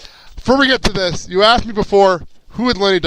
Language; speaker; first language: English; native; English